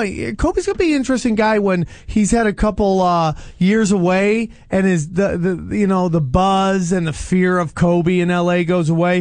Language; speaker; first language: English; native; English